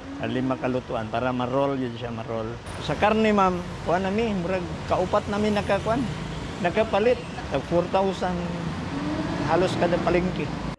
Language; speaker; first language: Cebuano; native; Cebuano